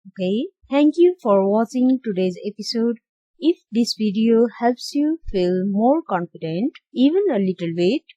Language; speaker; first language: English; non-native, local second language; Nepali